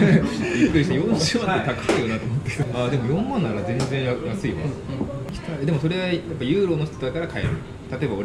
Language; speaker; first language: Japanese; native; Japanese